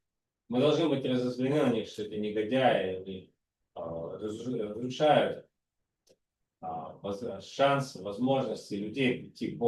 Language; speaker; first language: Russian; native; Russian